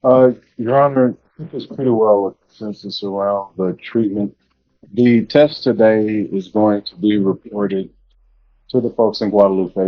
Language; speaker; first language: English; native; English